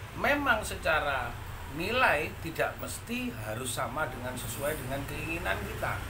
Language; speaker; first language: Indonesian; non-native, local second language; Madurese